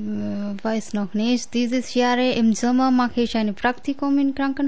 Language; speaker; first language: German; non-native, learner; Punjabi